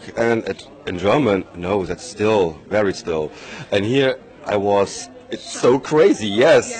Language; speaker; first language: English; non-native, learner; German